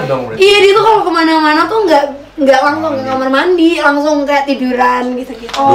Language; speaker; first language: Indonesian; native; Indonesian